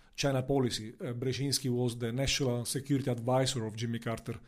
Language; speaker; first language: English; non-native, fluent; Italian